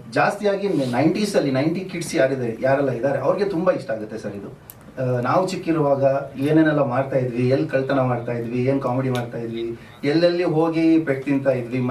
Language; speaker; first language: Kannada; non-native, local second language; Tulu